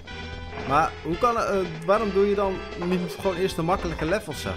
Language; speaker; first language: Dutch; native; Dutch